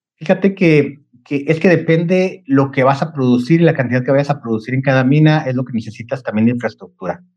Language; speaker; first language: Spanish; native; Spanish